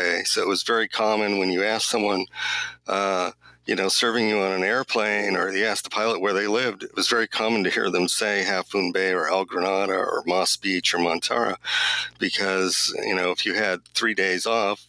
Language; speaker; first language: English; native; English